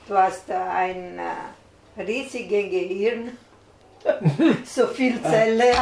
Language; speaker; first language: German; non-native, learner; Italian